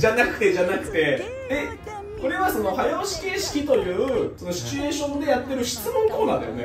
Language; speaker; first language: Japanese; native; Japanese